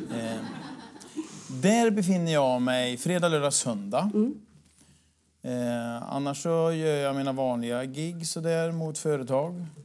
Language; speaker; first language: Swedish; native; Swedish